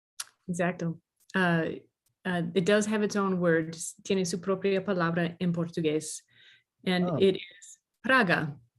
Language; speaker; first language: Spanish; non-native, learner; English